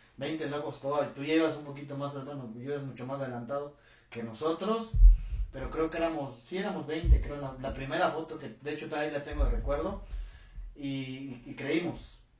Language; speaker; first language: Spanish; native; Spanish